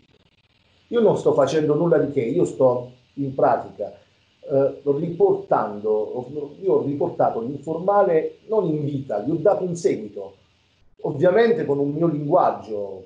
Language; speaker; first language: Italian; native; Italian